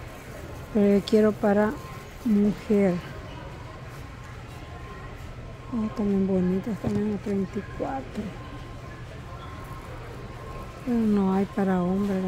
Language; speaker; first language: Spanish; native; Spanish